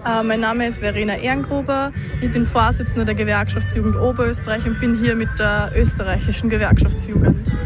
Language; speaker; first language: German; native; German